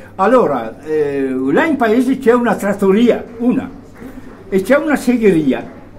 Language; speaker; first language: Italian; native; Italian